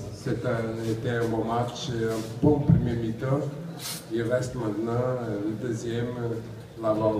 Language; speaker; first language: French; non-native, learner; Portuguese